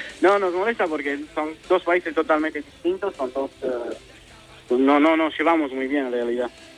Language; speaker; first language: Spanish; non-native, fluent; Romanian